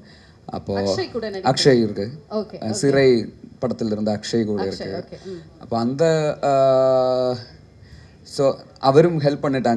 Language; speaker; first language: Tamil; non-native, learner; Malayalam